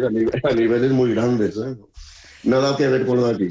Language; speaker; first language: Spanish; native; Spanish